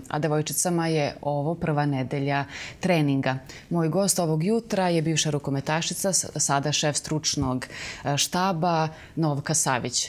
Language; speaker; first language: Bosnian; native; Bosnian